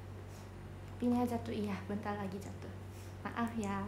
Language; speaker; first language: Indonesian; non-native, learner; Japanese